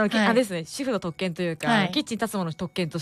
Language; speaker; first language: Japanese; native; Japanese